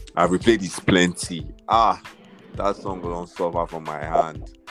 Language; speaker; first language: English; non-native, local second language; Yoruba